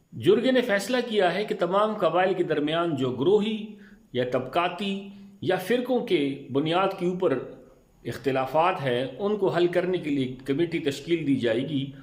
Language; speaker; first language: Urdu; non-native, local second language; Pashto